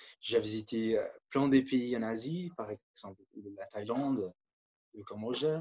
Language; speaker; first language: French; non-native, fluent; Portuguese